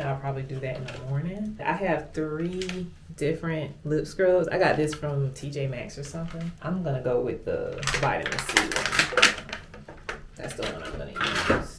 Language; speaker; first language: English; native; English